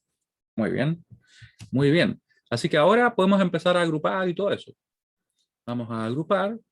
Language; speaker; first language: Spanish; native; Spanish